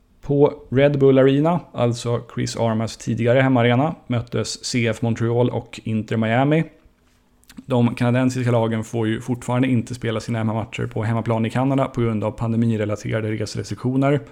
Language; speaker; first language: Swedish; native; Swedish